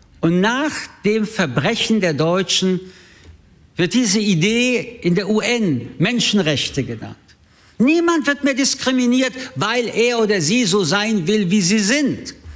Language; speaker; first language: German; early bilingual, other home language; French